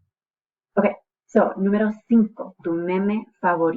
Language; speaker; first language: Spanish; non-native, fluent; English